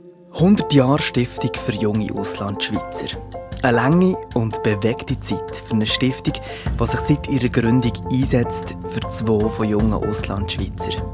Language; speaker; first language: German; native; German